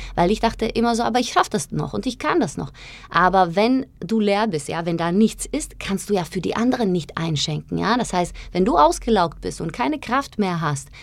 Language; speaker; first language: German; non-native, fluent; Slovak